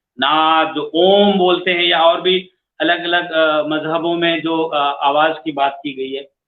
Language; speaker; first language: Hindi; native; Hindi